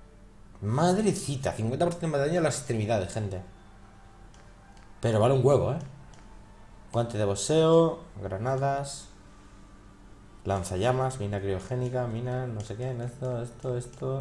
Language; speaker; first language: Spanish; native; Spanish